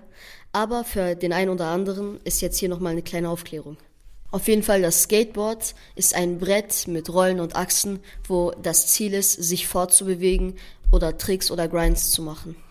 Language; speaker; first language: German; native; German